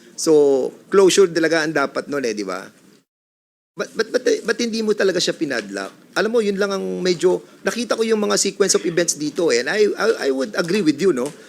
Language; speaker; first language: Filipino; native; Filipino